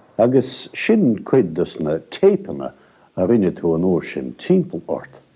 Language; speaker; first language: Irish; native; Irish